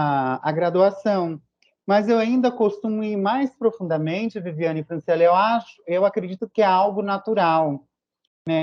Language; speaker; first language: Portuguese; native; Portuguese